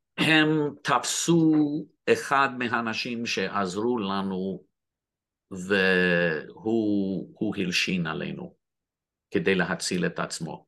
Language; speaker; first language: Hebrew; non-native, fluent; English